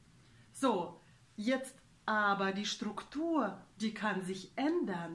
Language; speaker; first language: German; non-native, fluent; Russian